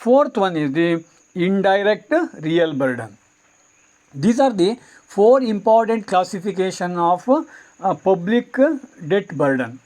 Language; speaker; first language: English; non-native, local second language; Kannada